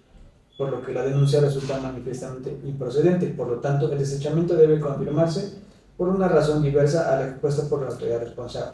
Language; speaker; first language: Spanish; native; Spanish